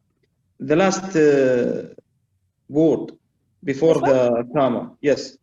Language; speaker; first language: English; non-native, learner; Arabic